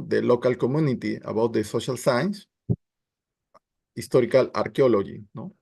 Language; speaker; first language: English; non-native, learner; Spanish